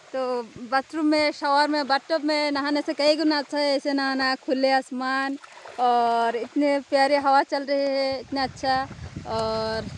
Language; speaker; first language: Hindi; non-native, local second language; Assamese